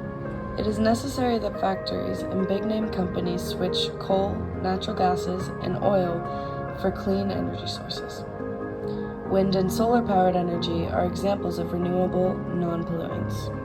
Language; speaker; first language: English; native; English